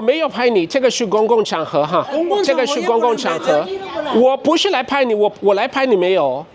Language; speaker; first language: Chinese; non-native, fluent; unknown